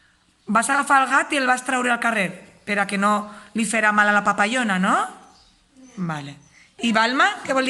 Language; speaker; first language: Catalan; native; Catalan